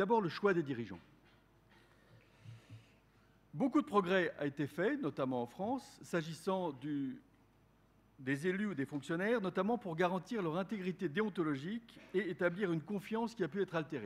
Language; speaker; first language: French; native; French